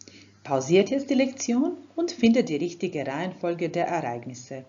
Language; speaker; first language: German; non-native, fluent; Croatian